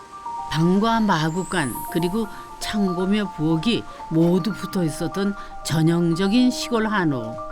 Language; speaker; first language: Korean; native; Korean